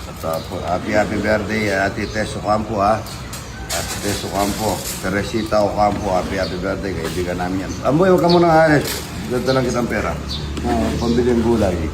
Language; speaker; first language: Filipino; non-native, local second language; Pampanga